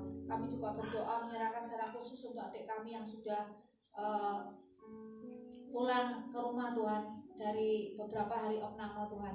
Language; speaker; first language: Indonesian; non-native, local second language; Javanese